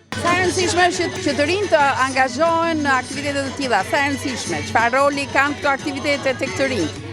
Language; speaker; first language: Albanian; native; Albanian